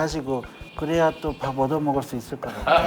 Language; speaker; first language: Korean; native; Korean